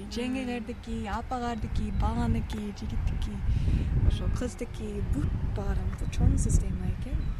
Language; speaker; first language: Kyrgyz; non-native, fluent; English